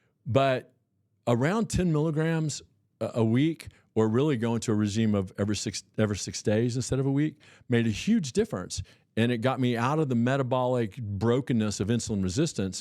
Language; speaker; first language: English; native; English